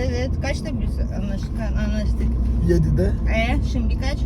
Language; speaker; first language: Turkish; non-native, learner; Russian